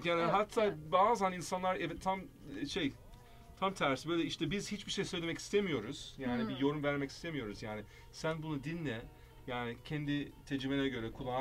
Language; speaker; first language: Turkish; early bilingual, heritage; Turkish